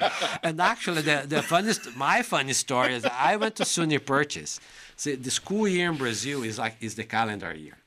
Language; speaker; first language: English; non-native, fluent; Portuguese